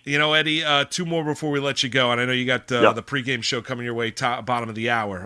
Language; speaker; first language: English; native; English